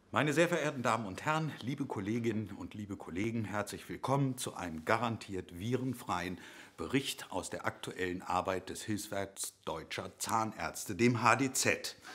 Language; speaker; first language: German; native; German